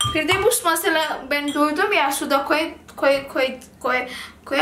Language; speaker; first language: Turkish; non-native, learner; Indonesian